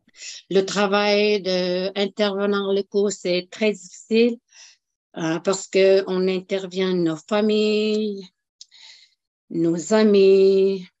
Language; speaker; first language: French; non-native, local second language; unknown